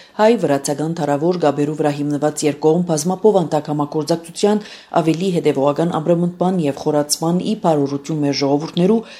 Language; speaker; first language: Armenian; early bilingual, heritage; Armenian